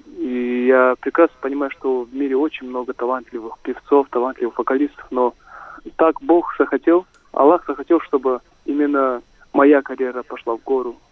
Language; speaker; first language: Russian; non-native, local second language; Kazakh